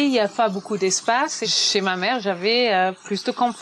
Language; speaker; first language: French; non-native, fluent; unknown